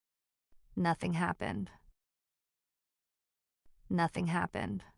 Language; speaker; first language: English; non-native, fluent; Portuguese